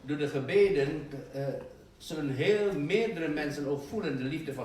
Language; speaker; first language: Dutch; non-native, fluent; Indonesian